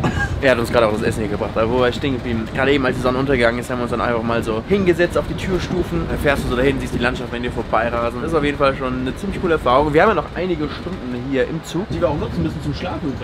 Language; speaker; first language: German; native; German